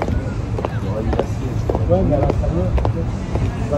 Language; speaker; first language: French; native; French